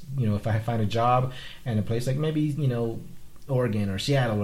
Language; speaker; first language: English; non-native, fluent; Vietnamese